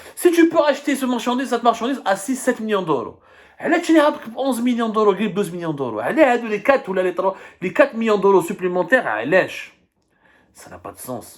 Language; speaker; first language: French; non-native, local second language; Arabic